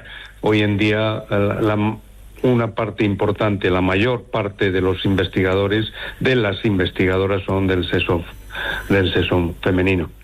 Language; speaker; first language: Spanish; native; Spanish